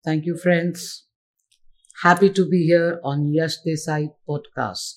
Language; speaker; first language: English; non-native, local second language; Gujarati